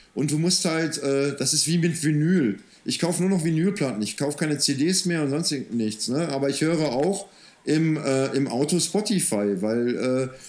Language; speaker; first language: German; native; German